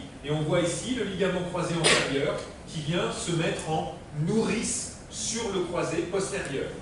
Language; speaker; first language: French; native; French